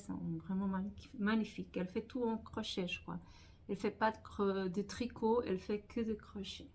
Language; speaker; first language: French; non-native, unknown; Portuguese